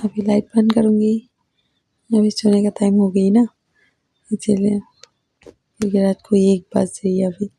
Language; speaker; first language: Hindi; non-native, local second language; Assamese